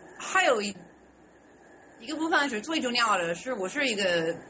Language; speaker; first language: Chinese; non-native, learner; English